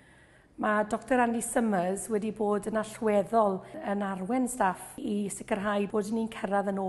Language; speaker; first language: Welsh; native; Welsh